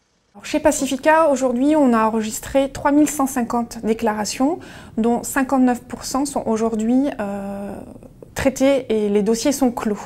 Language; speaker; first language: French; native; French